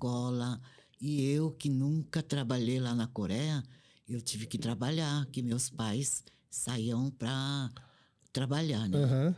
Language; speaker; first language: Portuguese; non-native, fluent; Korean